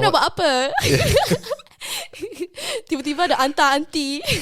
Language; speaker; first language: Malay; early bilingual, heritage; Malay